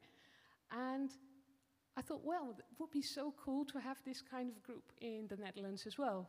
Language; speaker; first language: English; non-native, fluent; Dutch